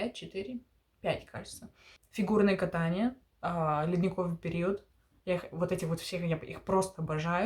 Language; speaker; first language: Russian; early bilingual, heritage; Russian